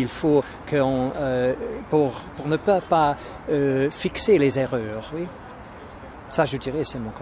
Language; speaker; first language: French; non-native, fluent; English